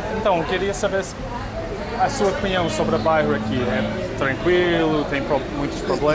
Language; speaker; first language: Portuguese; non-native, learner; English